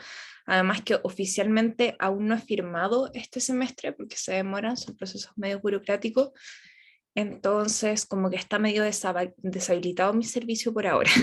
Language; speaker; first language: Spanish; native; Spanish